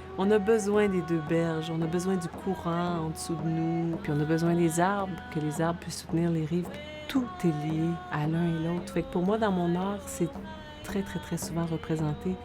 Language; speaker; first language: French; native; French